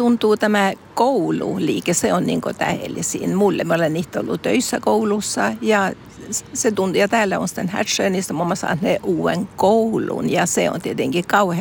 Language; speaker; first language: Finnish; early bilingual, heritage; Finnish